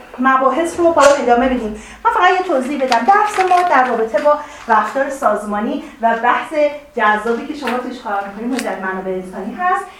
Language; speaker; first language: Persian; native; Persian